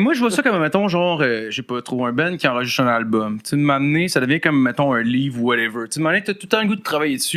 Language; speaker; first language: French; native; French